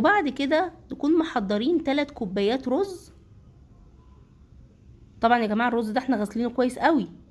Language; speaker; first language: Arabic; native; Arabic